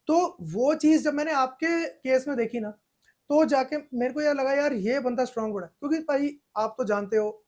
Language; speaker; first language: Hindi; non-native, local second language; Punjabi